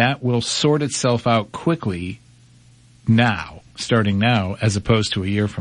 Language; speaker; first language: English; native; English